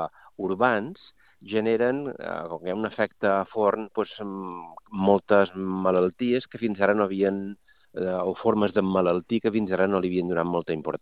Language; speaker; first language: Catalan; native; Catalan